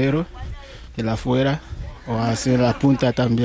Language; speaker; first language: Spanish; non-native, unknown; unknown